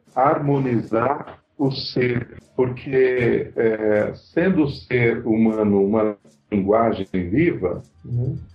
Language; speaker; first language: Portuguese; native; Portuguese